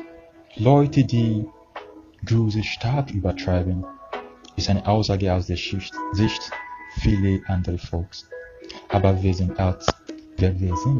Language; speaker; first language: German; non-native, fluent; Yoruba